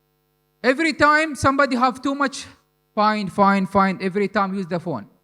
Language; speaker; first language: English; non-native, learner; Arabic